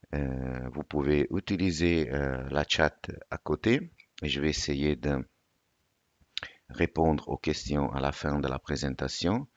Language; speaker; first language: French; non-native, fluent; Italian